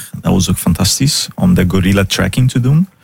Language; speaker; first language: Dutch; non-native, fluent; Portuguese